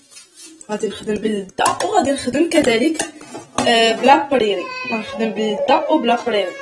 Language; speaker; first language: Arabic; native; Arabic